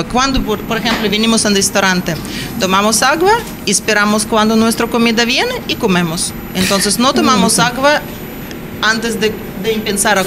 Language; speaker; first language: Spanish; non-native, learner; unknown